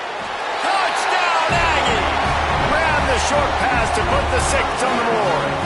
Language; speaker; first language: English; native; English